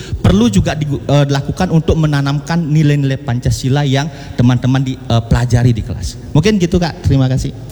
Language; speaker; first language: Indonesian; non-native, local second language; Balinese